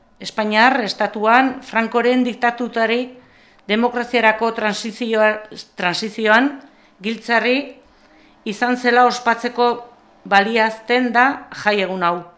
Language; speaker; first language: Basque; non-native, local second language; Spanish